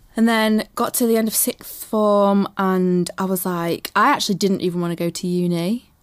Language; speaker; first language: English; native; English